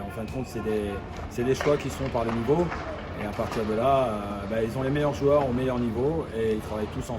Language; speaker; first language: French; native; French